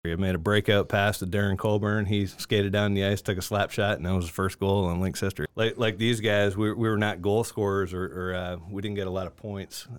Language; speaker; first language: English; native; English